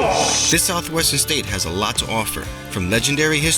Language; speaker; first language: English; native; English